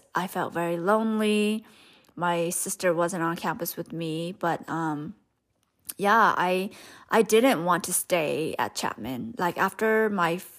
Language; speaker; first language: English; early bilingual, other home language; Hmong